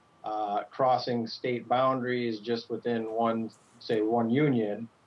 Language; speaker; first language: English; native; English